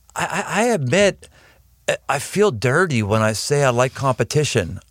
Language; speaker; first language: English; native; English